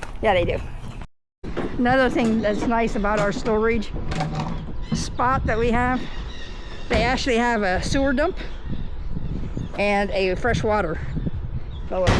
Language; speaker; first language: English; native; English